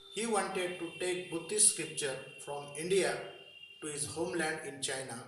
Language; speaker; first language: English; non-native, local second language; Marathi